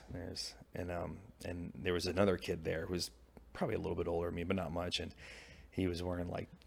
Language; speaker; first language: English; native; English